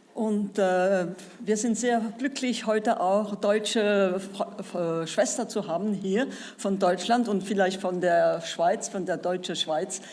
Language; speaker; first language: German; non-native, learner; French